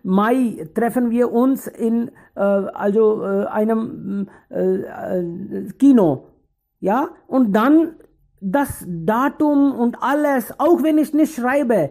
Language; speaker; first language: German; non-native, learner; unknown